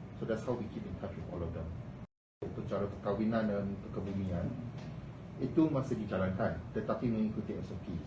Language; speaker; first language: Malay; non-native, local second language; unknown